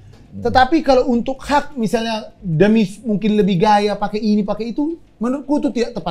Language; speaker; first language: Indonesian; native; Indonesian